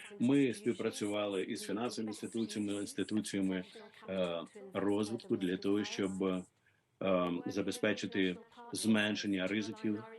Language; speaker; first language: Ukrainian; native; Ukrainian